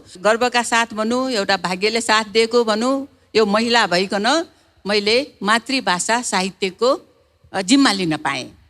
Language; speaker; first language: Nepali; non-native, local second language; Newari